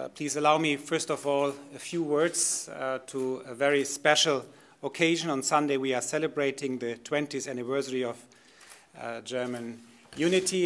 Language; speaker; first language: English; non-native, fluent; German